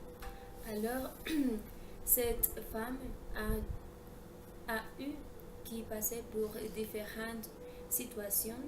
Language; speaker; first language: French; non-native, learner; Spanish